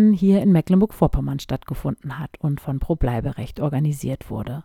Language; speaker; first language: German; native; German